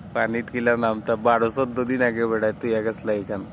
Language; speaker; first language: Bangla; non-native, local second language; Sylheti